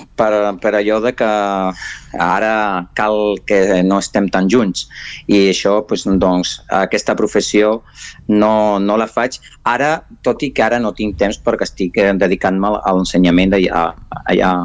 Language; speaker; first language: Catalan; non-native, fluent; Spanish